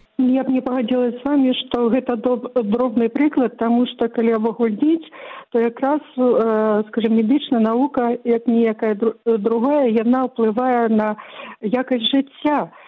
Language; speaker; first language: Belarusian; non-native, local second language; Russian